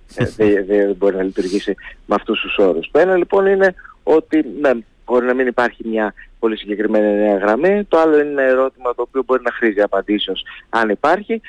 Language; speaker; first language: Greek; native; Greek